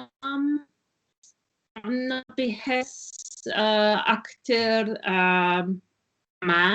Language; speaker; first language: Arabic; non-native, learner; German